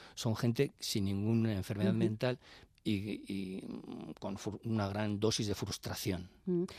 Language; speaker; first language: Spanish; native; Spanish